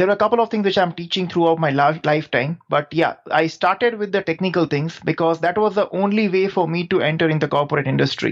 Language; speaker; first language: English; non-native, local second language; Gujarati